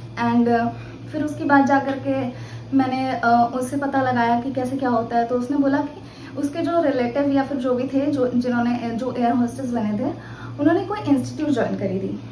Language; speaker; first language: Hindi; native; Hindi